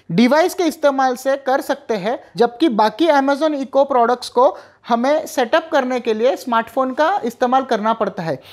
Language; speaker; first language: Hindi; non-native, local second language; Marathi